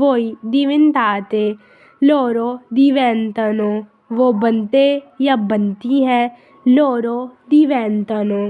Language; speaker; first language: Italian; non-native, fluent; Urdu